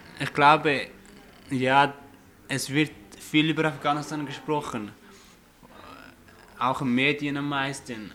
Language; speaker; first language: German; non-native, fluent; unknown